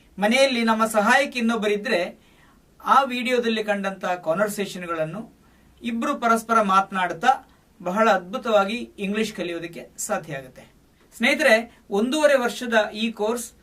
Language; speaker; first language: Kannada; native; Kannada